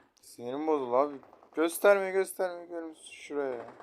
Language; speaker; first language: Turkish; native; Turkish